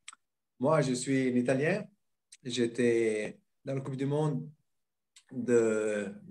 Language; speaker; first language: French; non-native, fluent; Italian